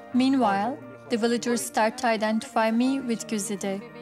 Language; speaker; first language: English; non-native, fluent; Turkish